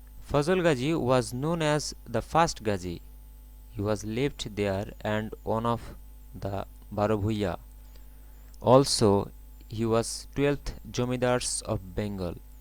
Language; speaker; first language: English; non-native, local second language; Bangla